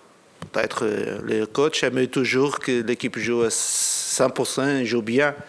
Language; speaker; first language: French; non-native, learner; Portuguese